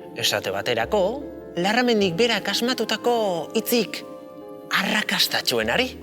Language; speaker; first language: Basque; native; Basque